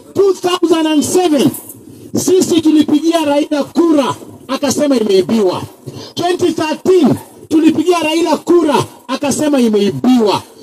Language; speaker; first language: Swahili; non-native, local second language; Luyia